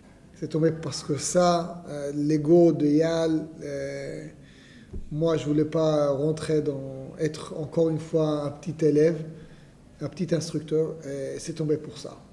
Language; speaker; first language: French; non-native, fluent; Hebrew